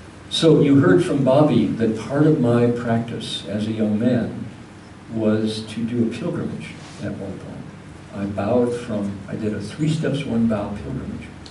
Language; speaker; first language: English; native; English